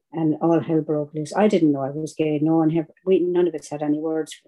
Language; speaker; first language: English; native; English